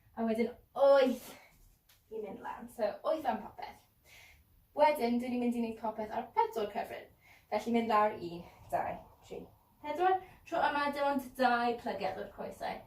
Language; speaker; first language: Welsh; non-native, local second language; English